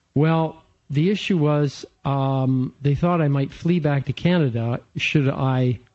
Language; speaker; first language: English; native; English